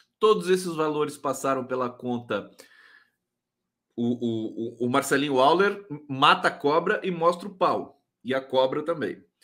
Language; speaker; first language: Portuguese; native; Portuguese